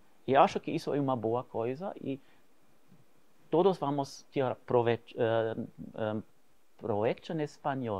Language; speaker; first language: Portuguese; non-native, fluent; German